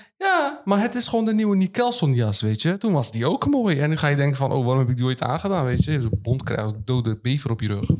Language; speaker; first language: Dutch; early bilingual, other home language; Turkish